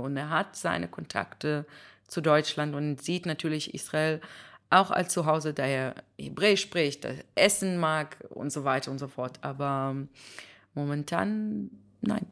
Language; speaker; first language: German; non-native, fluent; Hebrew